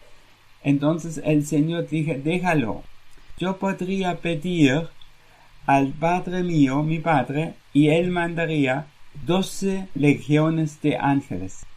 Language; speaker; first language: Spanish; non-native, fluent; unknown